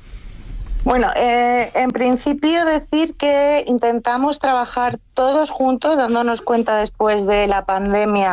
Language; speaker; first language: Spanish; native; Spanish